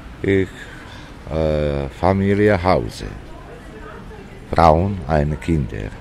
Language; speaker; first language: German; non-native, learner; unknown